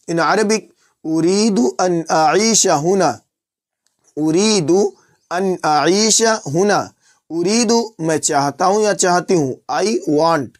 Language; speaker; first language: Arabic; non-native, fluent; Urdu